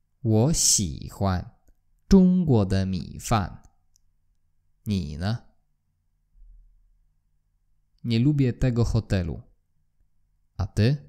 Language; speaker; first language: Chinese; non-native, learner; Polish